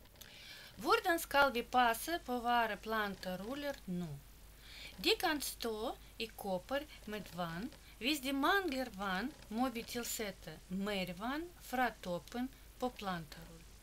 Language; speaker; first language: Norwegian; non-native, learner; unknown